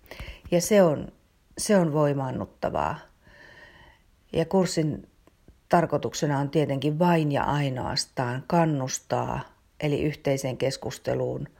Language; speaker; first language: Finnish; native; Finnish